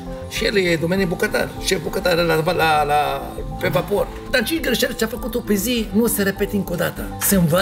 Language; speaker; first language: Romanian; non-native, fluent; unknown